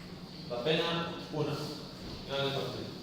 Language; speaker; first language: Spanish; native; Spanish